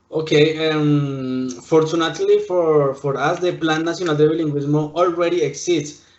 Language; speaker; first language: English; non-native, learner; Spanish